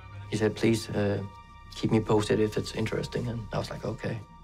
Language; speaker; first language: English; non-native, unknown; Danish